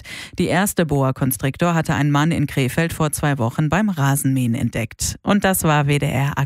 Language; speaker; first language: German; native; German